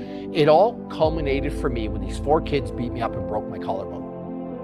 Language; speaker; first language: English; native; English